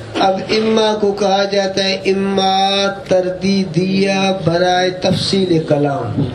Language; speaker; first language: Urdu; non-native, local second language; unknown